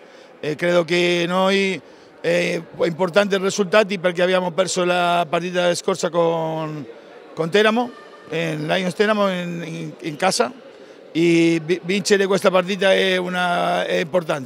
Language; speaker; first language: Italian; non-native, fluent; Spanish